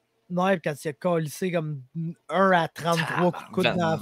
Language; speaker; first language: French; native; French